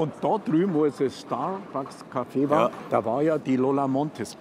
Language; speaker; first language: German; native; German